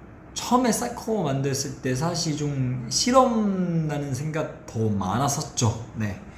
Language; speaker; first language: Korean; non-native, fluent; Chinese